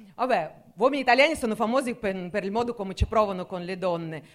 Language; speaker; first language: Italian; non-native, fluent; Russian